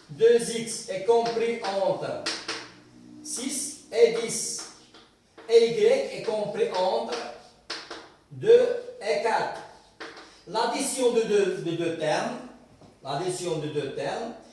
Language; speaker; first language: French; non-native, local second language; Arabic